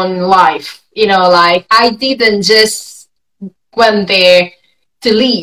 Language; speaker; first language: English; non-native, fluent; Italian